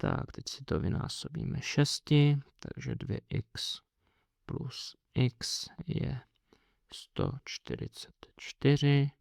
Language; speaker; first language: Czech; native; Czech